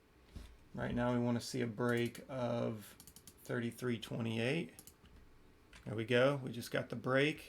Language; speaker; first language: English; native; English